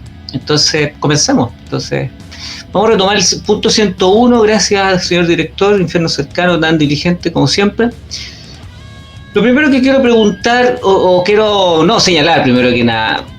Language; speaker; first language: Spanish; native; Spanish